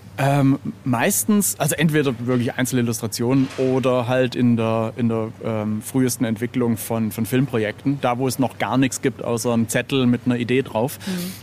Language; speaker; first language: German; native; German